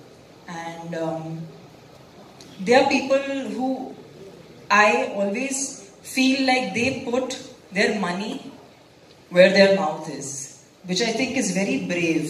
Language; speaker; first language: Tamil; non-native, local second language; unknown